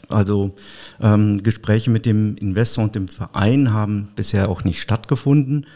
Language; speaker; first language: German; native; German